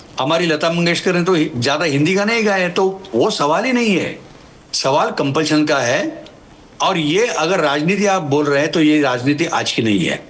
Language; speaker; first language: Hindi; non-native, local second language; Marathi